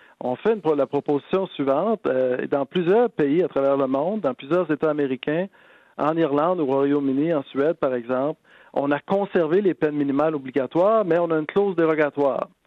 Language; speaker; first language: French; native; French